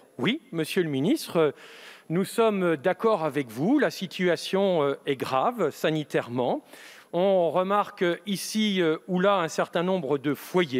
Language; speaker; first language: French; native; French